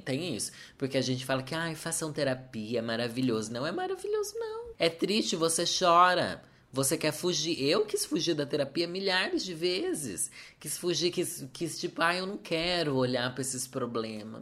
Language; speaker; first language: Portuguese; native; Portuguese